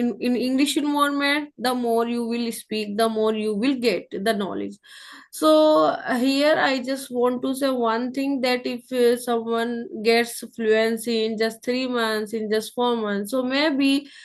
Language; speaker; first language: English; non-native, local second language; Hindi